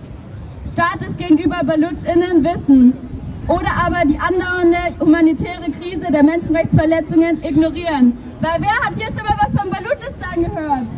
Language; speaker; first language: German; native; German